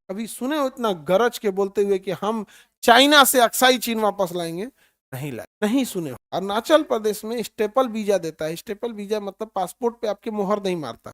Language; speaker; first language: Hindi; native; Hindi